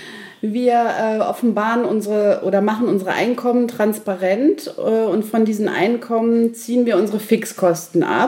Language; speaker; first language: German; native; German